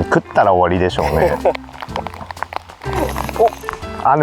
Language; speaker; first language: Japanese; native; Japanese